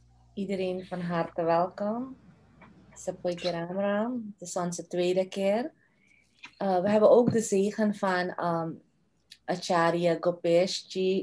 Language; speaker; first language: Dutch; non-native, local second language; Caribbean Hindustani